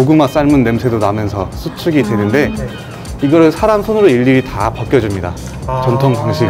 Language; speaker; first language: Korean; native; Korean